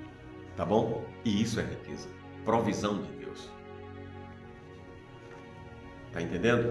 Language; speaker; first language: Portuguese; native; Portuguese